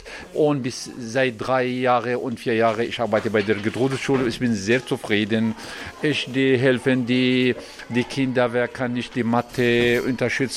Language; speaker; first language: German; non-native, learner; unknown